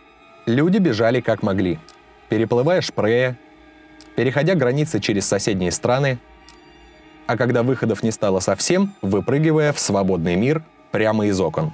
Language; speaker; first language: Russian; native; Russian